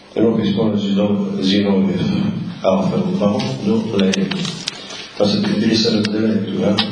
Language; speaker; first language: Bulgarian; native; Bulgarian